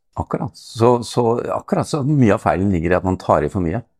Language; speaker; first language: Norwegian; native; Norwegian